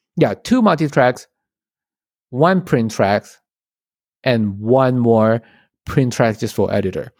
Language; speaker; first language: English; non-native, local second language; Chinese